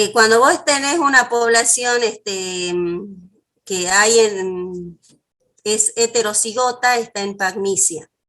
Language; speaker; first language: Spanish; native; Spanish